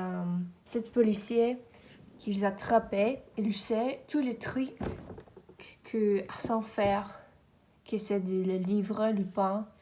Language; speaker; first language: French; non-native, learner; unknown